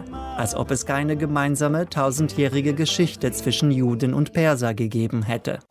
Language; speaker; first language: German; native; German